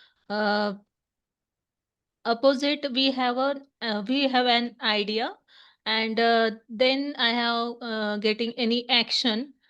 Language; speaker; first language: English; non-native, learner; Hindi